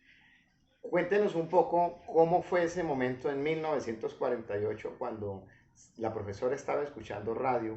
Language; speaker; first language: Spanish; native; Spanish